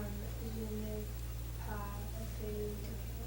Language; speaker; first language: French; non-native, learner; English